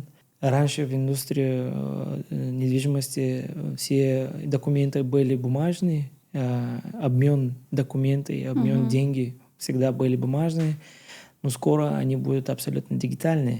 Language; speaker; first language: Russian; non-native, learner; Bulgarian